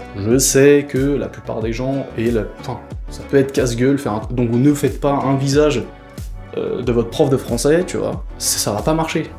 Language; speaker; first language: French; early bilingual, other home language; Portuguese